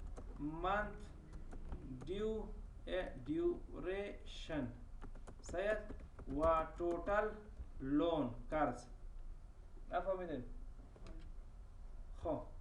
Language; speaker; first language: Persian; non-native, local second language; Pashto